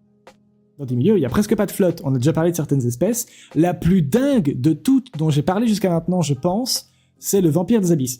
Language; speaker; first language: French; native; French